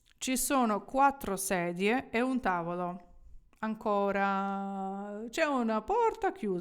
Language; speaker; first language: Italian; non-native, fluent; Ukrainian